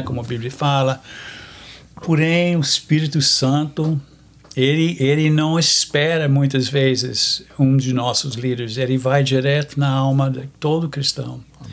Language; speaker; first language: Portuguese; non-native, fluent; English